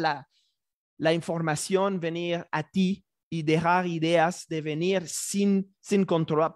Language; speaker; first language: Spanish; non-native, fluent; French